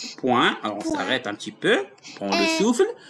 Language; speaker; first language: French; non-native, local second language; Arabic